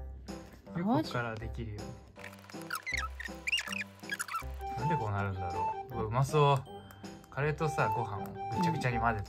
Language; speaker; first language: Japanese; native; Japanese